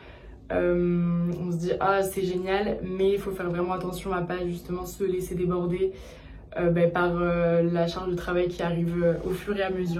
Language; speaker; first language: French; native; French